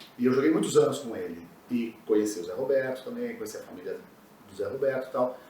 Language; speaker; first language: Portuguese; native; Portuguese